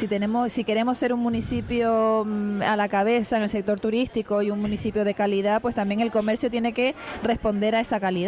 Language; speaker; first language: Spanish; native; Spanish